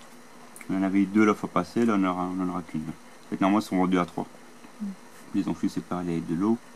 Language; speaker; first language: French; native; French